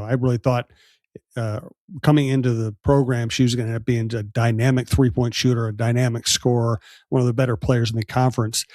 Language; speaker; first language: English; native; English